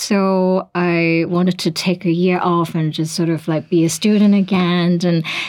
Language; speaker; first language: English; non-native, local second language; Cantonese